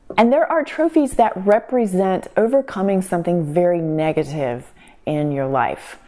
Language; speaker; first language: English; native; English